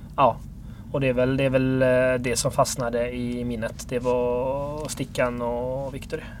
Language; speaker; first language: Swedish; early bilingual, other home language; Bosnian